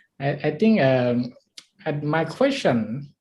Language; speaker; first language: English; non-native, learner; Thai